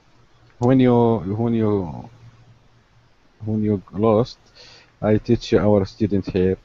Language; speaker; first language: English; non-native, learner; Arabic